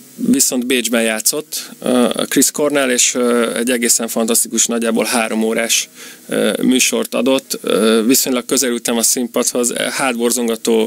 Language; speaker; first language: Hungarian; native; Hungarian